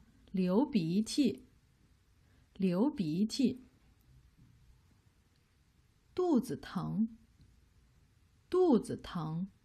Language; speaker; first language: Chinese; native; Chinese